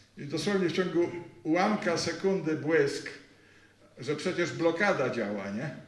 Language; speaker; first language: Polish; native; Polish